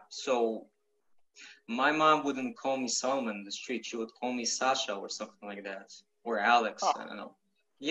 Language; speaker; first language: English; non-native, fluent; Ukrainian